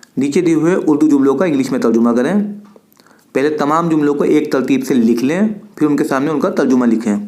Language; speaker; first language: Urdu; native; Urdu